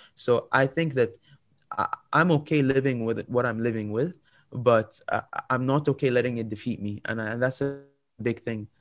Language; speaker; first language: English; non-native, fluent; Arabic